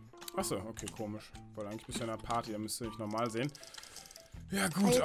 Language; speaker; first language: German; native; German